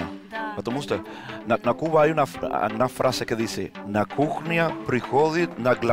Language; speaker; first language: Russian; non-native, learner; Spanish